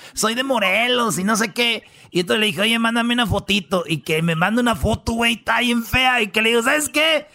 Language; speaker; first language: Spanish; native; Spanish